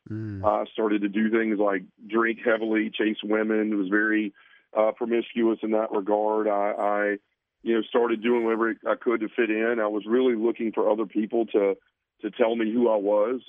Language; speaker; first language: English; native; English